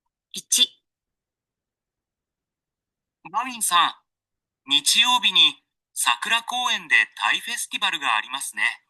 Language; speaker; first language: Japanese; non-native, learner; Sinhala